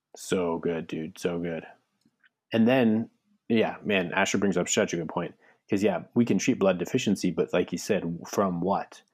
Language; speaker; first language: English; native; English